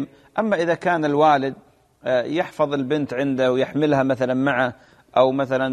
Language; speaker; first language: Arabic; native; Arabic